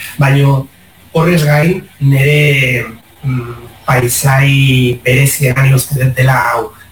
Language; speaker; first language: Basque; non-native, local second language; Spanish